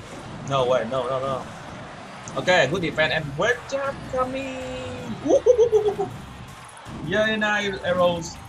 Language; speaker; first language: English; non-native, learner; Vietnamese